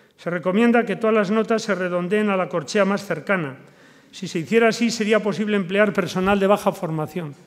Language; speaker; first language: Spanish; native; Spanish